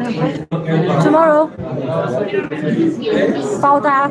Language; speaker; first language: English; non-native, fluent; Chinese